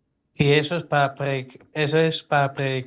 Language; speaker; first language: Spanish; non-native, fluent; Dutch